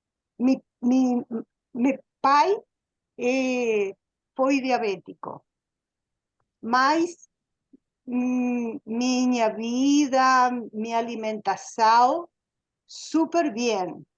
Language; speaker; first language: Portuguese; non-native, learner; Spanish